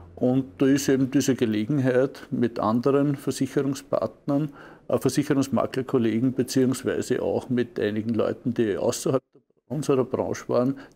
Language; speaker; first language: German; native; German